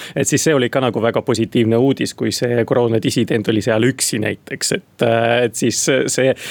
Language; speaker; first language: Estonian; non-native, local second language; Russian